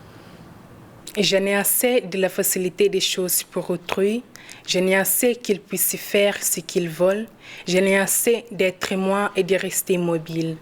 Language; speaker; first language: French; non-native, learner; Portuguese